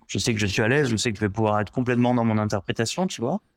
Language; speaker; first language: French; native; French